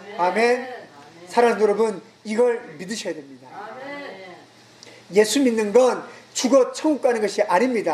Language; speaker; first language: Korean; native; Korean